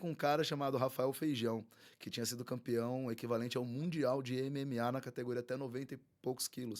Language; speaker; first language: Portuguese; native; Portuguese